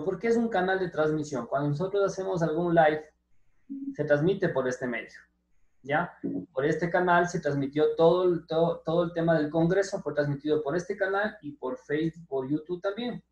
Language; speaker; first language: Spanish; native; Spanish